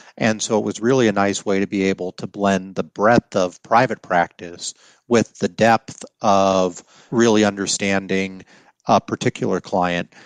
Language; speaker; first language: English; native; English